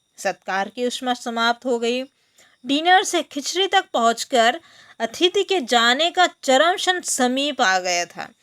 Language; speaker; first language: Hindi; non-native, local second language; Bangla